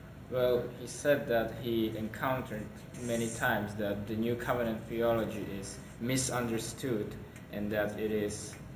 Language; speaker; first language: English; non-native, fluent; Czech